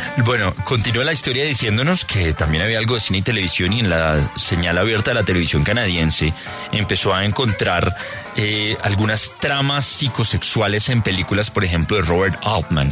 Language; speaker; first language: Spanish; native; Spanish